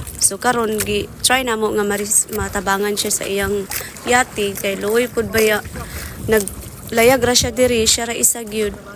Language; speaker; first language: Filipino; non-native, local second language; Cebuano